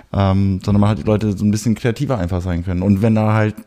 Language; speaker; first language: German; early bilingual, heritage; German